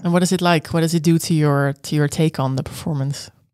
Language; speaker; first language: English; non-native, fluent; Dutch